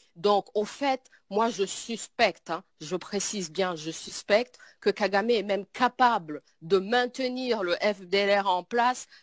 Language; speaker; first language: French; non-native, local second language; Kinyarwanda